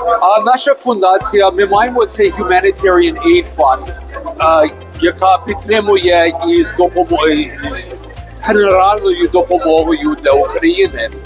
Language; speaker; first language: Ukrainian; early bilingual, heritage; Ukrainian